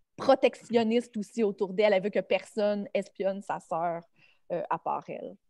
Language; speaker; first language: French; native; French